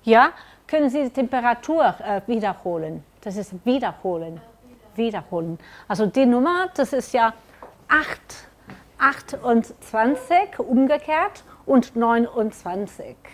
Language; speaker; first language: German; non-native, learner; Catalan